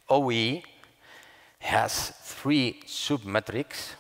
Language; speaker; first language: English; non-native, fluent; Spanish